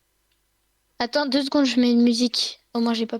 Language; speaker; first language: French; native; French